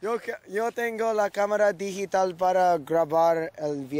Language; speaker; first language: Spanish; non-native, learner; English